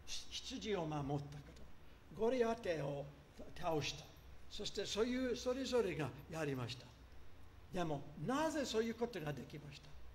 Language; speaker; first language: Japanese; non-native, fluent; English